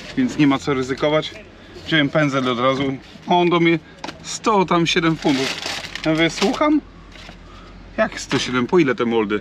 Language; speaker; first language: Polish; native; Polish